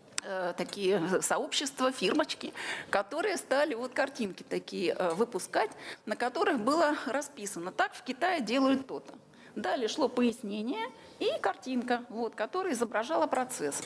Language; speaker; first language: Russian; native; Russian